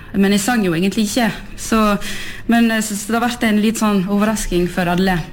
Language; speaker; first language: Norwegian; non-native, fluent; French